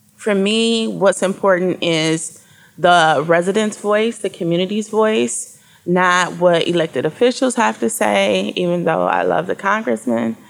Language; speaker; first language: English; native; English